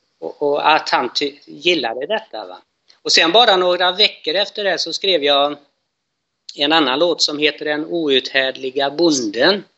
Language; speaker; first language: Swedish; native; Swedish